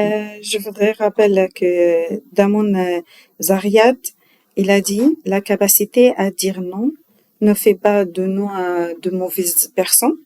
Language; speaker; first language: French; non-native, learner; Arabic